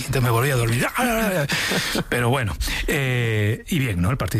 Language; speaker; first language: Spanish; native; Spanish